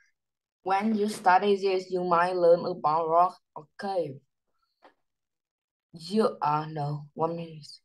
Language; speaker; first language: English; non-native, learner; Vietnamese